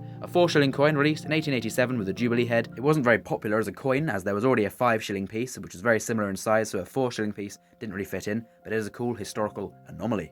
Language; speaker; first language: English; native; English